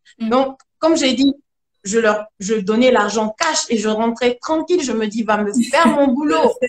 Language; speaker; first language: French; non-native, local second language; Mandingo